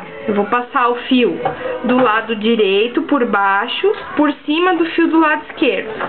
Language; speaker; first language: Portuguese; native; Portuguese